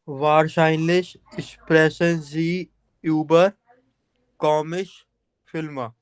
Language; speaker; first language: German; non-native, fluent; Hindi